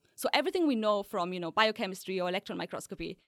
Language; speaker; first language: English; early bilingual, other home language; Polish